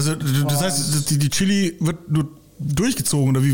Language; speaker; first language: German; native; German